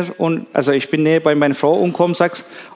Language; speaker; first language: German; non-native, learner; Persian